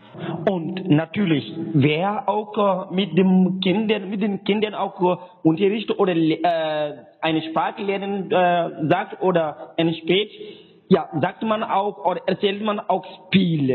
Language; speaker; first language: German; non-native, learner; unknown